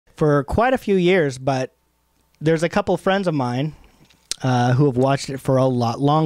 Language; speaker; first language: English; native; English